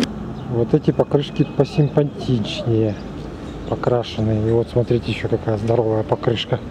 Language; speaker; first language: Russian; native; Russian